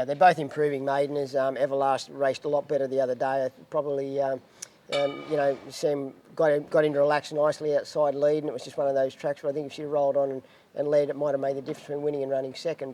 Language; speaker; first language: English; native; English